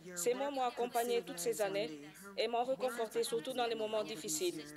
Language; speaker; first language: French; non-native, local second language; Swahili